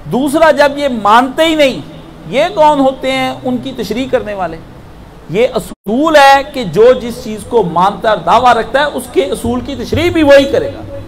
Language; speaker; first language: Urdu; non-native, local second language; Punjabi